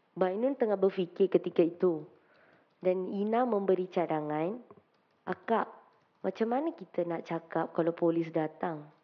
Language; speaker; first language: Malay; non-native, local second language; Tamil